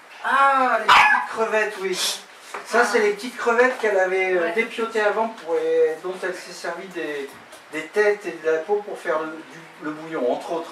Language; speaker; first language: French; native; French